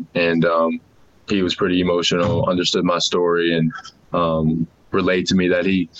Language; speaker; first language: English; native; English